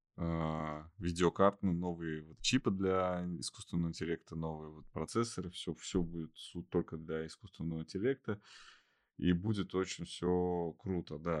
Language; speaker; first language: Russian; native; Russian